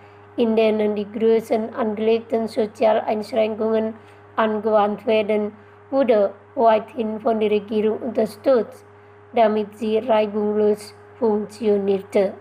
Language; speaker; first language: German; non-native, fluent; Indonesian